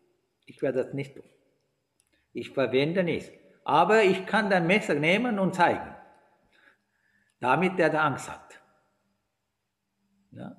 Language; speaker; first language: German; non-native, fluent; Sinhala